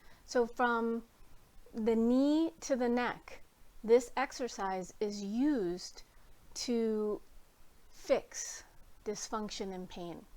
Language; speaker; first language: English; native; English